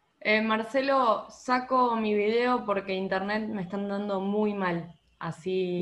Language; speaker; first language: Spanish; native; Spanish